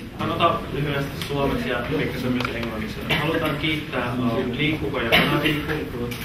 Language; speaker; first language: Finnish; early bilingual, other home language; Persian